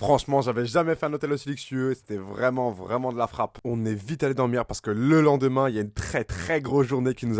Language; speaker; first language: French; native; French